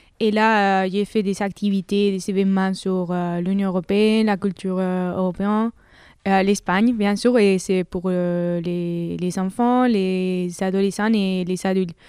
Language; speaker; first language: French; non-native, learner; Spanish